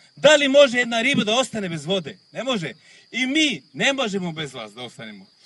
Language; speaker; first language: Bosnian; non-native, local second language; Romany